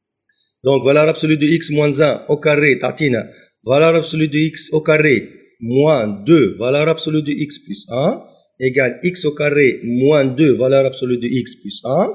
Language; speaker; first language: French; non-native, local second language; Arabic